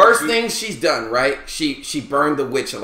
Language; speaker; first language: English; native; English